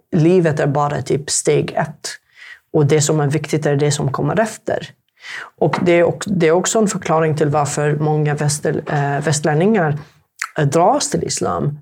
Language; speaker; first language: Swedish; non-native, fluent; Arabic